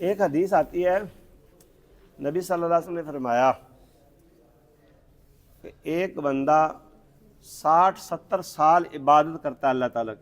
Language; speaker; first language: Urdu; non-native, local second language; Punjabi